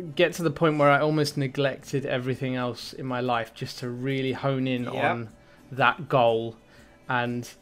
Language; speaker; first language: English; native; English